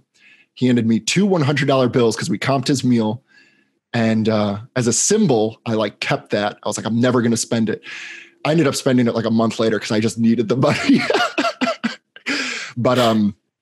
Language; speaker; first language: English; native; English